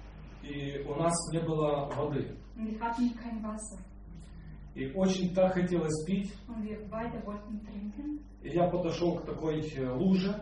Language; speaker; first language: Russian; non-native, local second language; Ukrainian